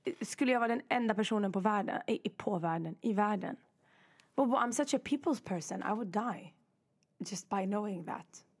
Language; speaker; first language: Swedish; early bilingual, other home language; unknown